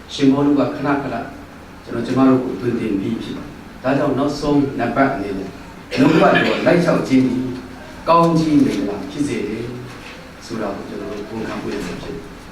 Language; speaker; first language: Burmese; non-native, local second language; Kachin